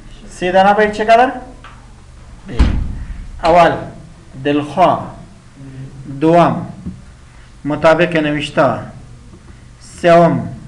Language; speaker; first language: Persian; non-native, local second language; Pashto